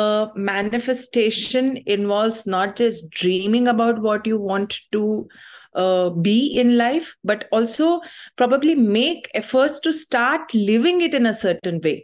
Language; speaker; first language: English; non-native, local second language; Tamil